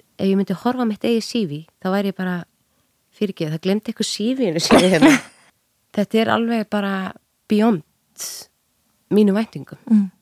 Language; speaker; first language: Icelandic; native; Icelandic